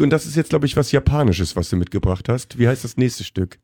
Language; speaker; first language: German; native; German